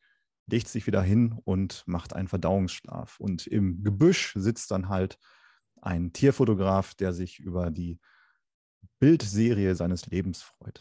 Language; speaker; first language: German; native; German